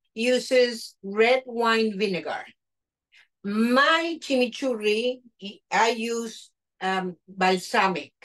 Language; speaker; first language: English; non-native, fluent; Spanish